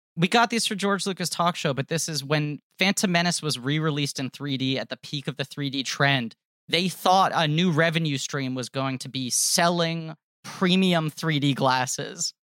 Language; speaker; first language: English; native; English